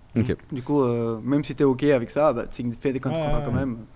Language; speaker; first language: French; non-native, fluent; Portuguese